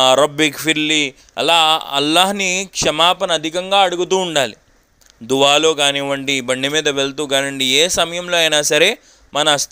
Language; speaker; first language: Telugu; non-native, local second language; Urdu